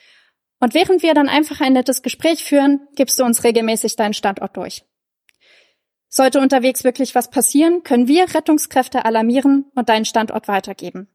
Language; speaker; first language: German; native; German